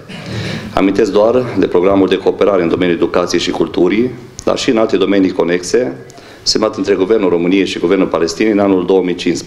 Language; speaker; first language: Romanian; native; Romanian